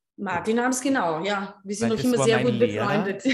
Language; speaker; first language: German; non-native, fluent; Serbian